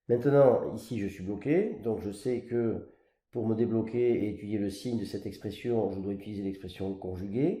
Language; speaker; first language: French; native; French